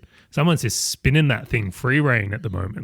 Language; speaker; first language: English; native; English